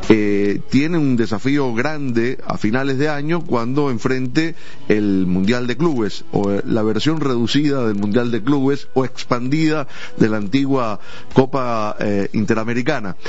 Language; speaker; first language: Spanish; native; Spanish